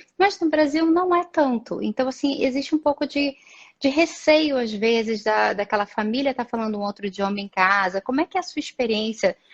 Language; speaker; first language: Portuguese; native; Portuguese